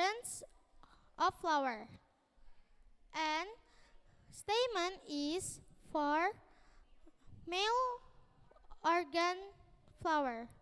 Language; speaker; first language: English; non-native, learner; Indonesian